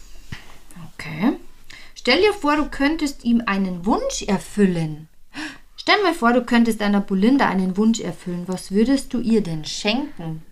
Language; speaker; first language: German; native; German